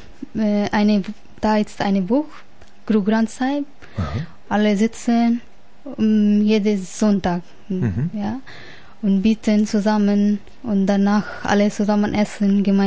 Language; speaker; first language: German; non-native, learner; Punjabi